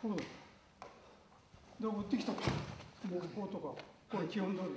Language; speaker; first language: Japanese; native; Japanese